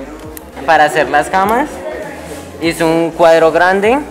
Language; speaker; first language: Spanish; native; Spanish